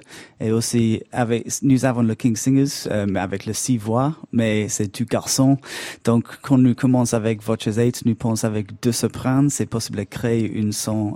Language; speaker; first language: French; non-native, learner; English